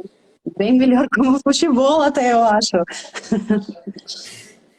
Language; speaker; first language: Portuguese; non-native, fluent; Russian